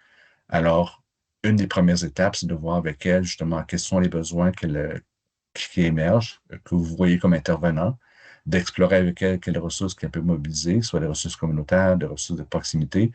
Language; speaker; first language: French; native; French